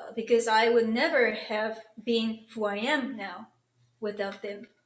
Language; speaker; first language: English; non-native, fluent; Japanese